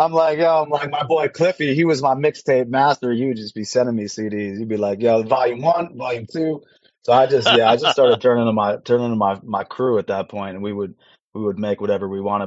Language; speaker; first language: English; native; English